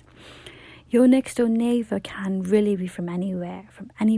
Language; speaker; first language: English; non-native, local second language; Nepali